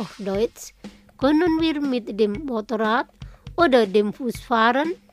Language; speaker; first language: German; non-native, fluent; Indonesian